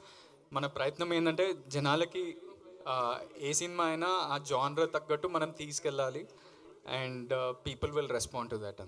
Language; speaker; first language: Telugu; native; Telugu